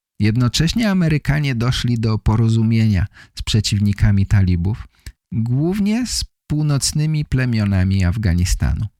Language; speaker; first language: Polish; native; Polish